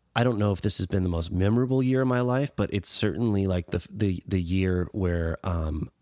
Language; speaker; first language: English; native; English